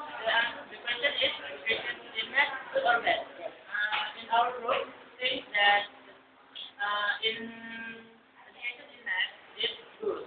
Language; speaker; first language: English; non-native, learner; Indonesian